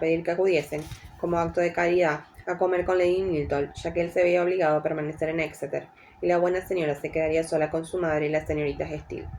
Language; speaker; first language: Spanish; native; Spanish